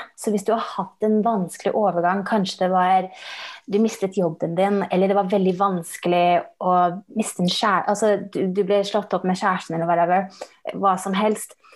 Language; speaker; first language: Norwegian; early bilingual, heritage; Norwegian